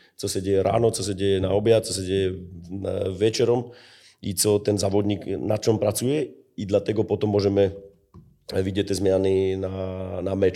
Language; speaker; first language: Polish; non-native, learner; Slovak